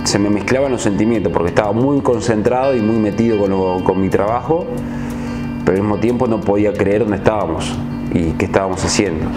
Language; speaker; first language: Spanish; native; Spanish